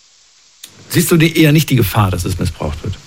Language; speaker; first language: German; native; German